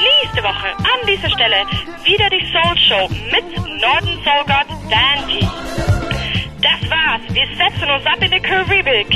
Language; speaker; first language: German; native; German